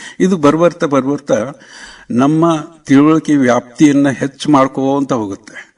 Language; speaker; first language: Kannada; native; Kannada